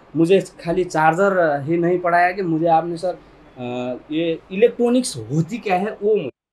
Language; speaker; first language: Hindi; non-native, local second language; Nepali